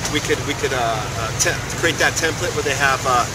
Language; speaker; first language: English; native; English